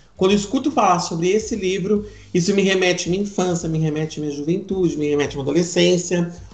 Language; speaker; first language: Portuguese; native; Portuguese